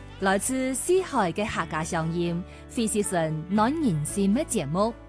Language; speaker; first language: Chinese; non-native, local second language; Cantonese